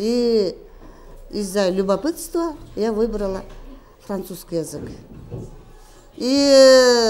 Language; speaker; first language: Russian; non-native, local second language; Kyrgyz